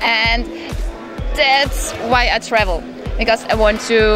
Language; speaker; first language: English; non-native, fluent; German